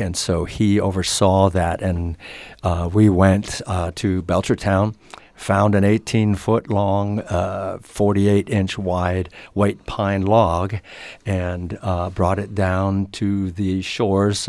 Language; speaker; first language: English; native; English